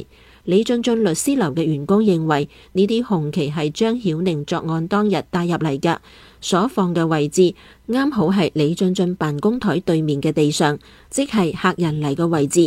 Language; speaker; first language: Chinese; non-native, local second language; Cantonese